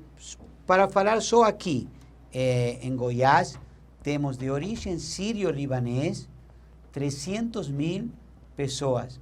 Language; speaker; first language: Portuguese; non-native, learner; Spanish